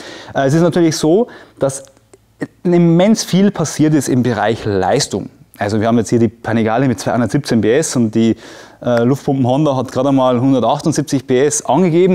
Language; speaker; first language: German; native; German